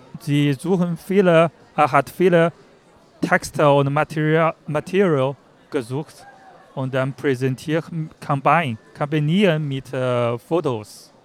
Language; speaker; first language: German; non-native, learner; Chinese